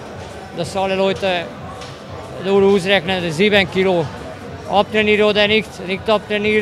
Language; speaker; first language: German; non-native, learner; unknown